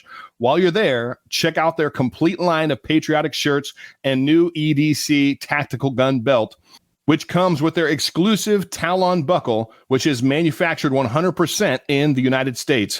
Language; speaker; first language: English; native; English